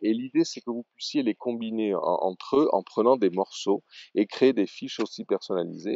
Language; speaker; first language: French; native; French